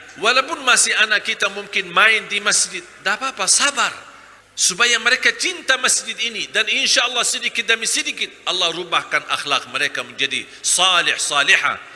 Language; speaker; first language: Malay; non-native, fluent; Arabic